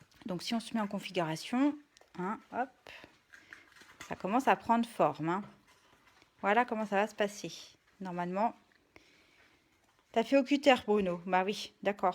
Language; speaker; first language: French; native; French